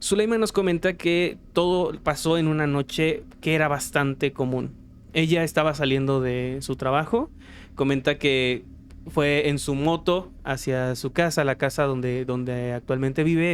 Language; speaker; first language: Spanish; native; Spanish